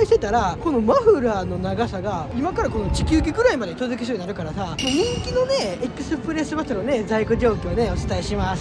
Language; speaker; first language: Japanese; native; Japanese